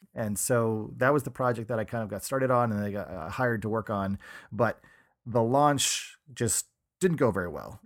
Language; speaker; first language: English; native; English